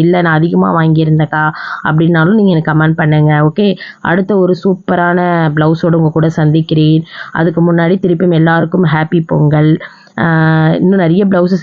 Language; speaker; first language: Tamil; native; Tamil